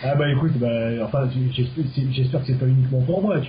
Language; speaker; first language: French; native; French